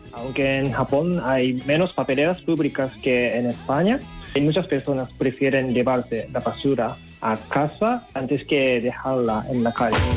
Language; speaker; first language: Spanish; non-native, fluent; Japanese